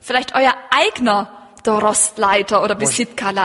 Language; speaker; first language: German; native; German